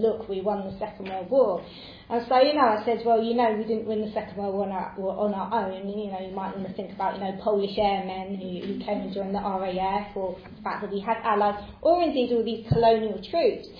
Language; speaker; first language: English; native; English